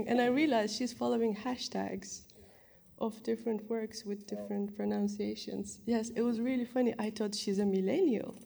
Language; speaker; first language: English; non-native, fluent; Turkish